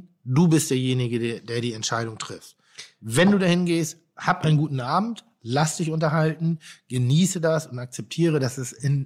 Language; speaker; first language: German; native; German